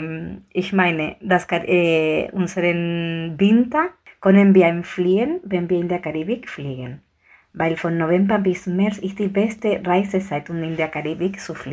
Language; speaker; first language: German; non-native, fluent; Spanish